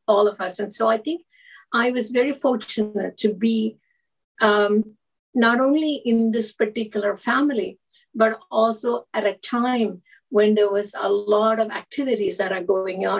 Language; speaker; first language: English; non-native, local second language; Malayalam